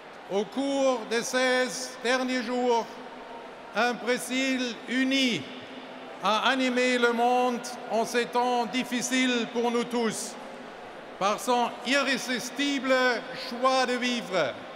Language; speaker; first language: French; non-native, fluent; German